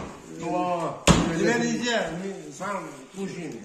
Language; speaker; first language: Russian; non-native, local second language; Uzbek